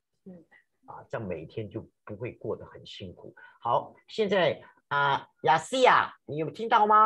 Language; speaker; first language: Chinese; native; Chinese